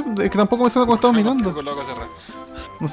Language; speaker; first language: Spanish; native; Spanish